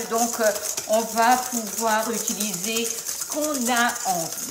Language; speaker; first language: French; native; French